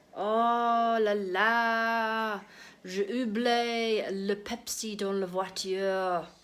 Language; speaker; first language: French; non-native, learner; English